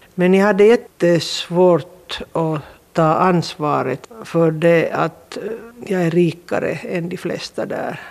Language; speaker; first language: Swedish; non-native, local second language; Finnish